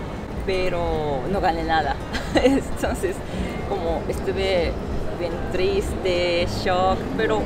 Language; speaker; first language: Spanish; non-native, fluent; Japanese